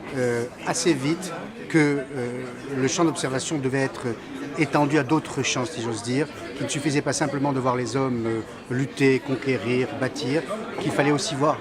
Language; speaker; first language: French; native; French